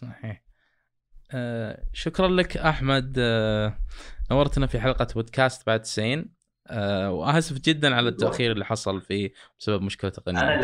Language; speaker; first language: Arabic; native; Arabic